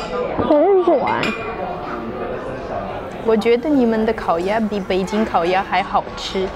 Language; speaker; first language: Chinese; non-native, fluent; Russian